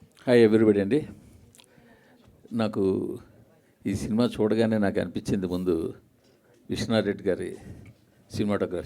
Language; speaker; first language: Telugu; native; Telugu